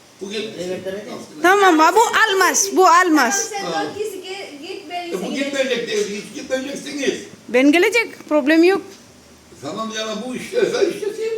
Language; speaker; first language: Turkish; non-native, learner; Gujarati